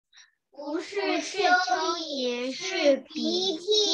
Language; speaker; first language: Chinese; early bilingual, heritage; Chinese